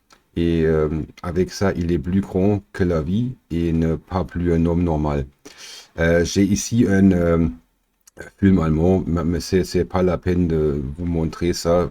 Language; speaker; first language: French; non-native, learner; German